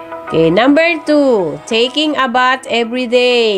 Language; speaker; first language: English; non-native, local second language; Tausug